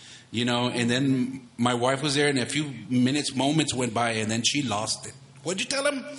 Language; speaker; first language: English; early bilingual, other home language; Spanish